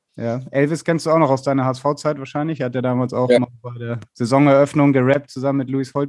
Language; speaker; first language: German; native; German